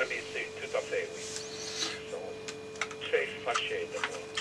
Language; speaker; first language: French; non-native, fluent; English